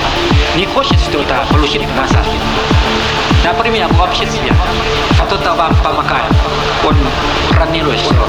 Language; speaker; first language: Russian; non-native, learner; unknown